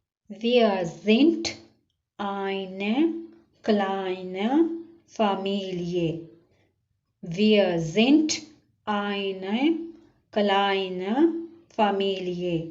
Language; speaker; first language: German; non-native, learner; Urdu